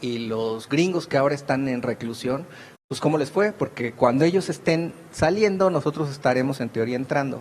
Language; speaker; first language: Spanish; native; Spanish